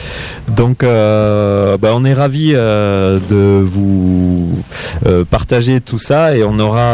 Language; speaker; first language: French; native; French